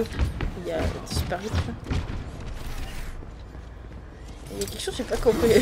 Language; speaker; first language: French; native; French